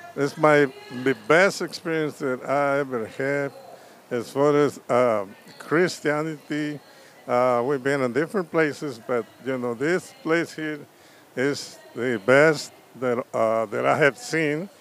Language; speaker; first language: English; non-native, fluent; Spanish